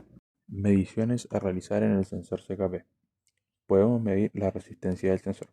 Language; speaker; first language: Spanish; native; Spanish